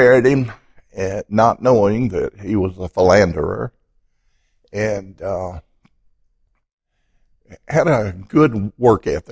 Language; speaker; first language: English; native; English